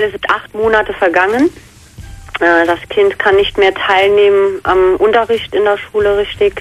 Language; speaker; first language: German; native; German